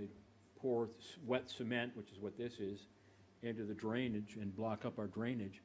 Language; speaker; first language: English; native; English